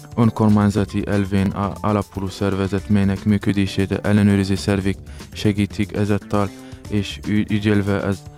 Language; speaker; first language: Hungarian; non-native, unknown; Arabic